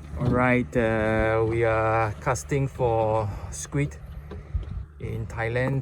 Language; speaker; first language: English; non-native, fluent; Thai